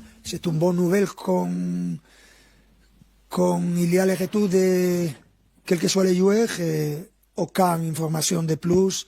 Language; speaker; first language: French; non-native, fluent; Spanish